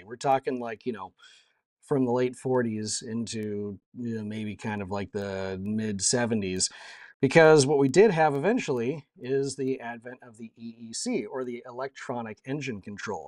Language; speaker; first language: English; native; English